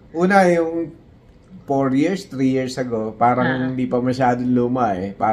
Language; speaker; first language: Filipino; native; Filipino